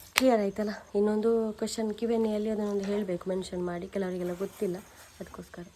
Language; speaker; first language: Kannada; non-native, local second language; Tulu